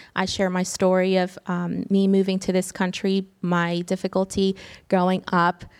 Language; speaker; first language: English; early bilingual, other home language; Spanish